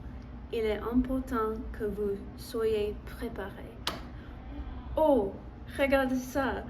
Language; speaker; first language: French; non-native, learner; English